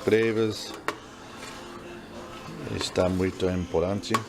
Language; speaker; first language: Portuguese; non-native, learner; English